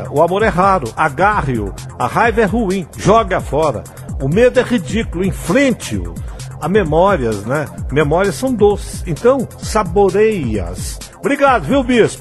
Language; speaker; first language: Portuguese; native; Portuguese